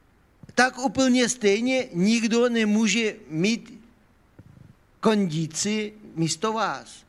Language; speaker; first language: Czech; non-native, fluent; Ukrainian